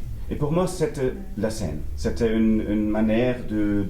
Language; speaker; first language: French; non-native, learner; German